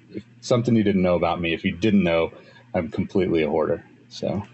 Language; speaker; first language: English; native; English